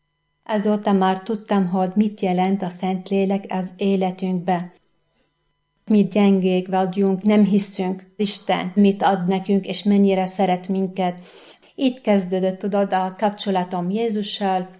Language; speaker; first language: Hungarian; non-native, fluent; Arabic